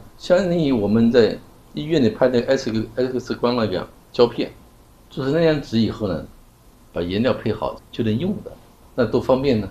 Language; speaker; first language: Chinese; native; Chinese